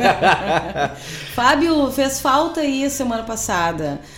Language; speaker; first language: Portuguese; native; Portuguese